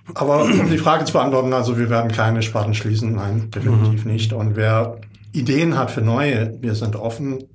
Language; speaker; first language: German; native; German